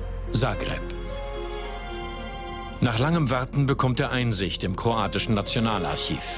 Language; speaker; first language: German; native; German